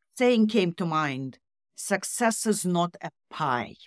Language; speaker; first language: English; non-native, fluent; Russian